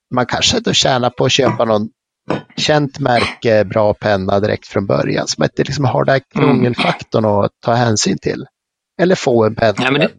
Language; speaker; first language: Swedish; native; Swedish